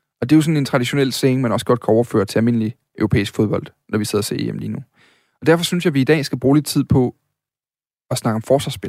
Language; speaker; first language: Danish; native; Danish